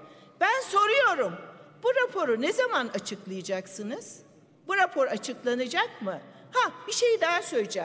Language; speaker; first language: Turkish; native; Turkish